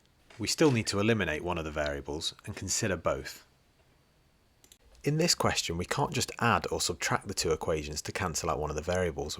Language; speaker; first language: English; native; English